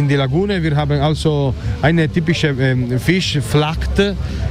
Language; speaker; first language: German; non-native, learner; Italian